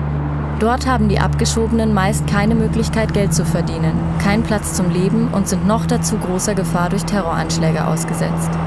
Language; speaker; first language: German; native; German